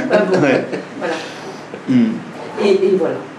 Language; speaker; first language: French; native; French